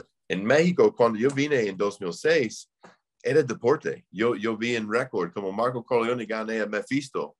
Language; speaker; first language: Spanish; non-native, learner; English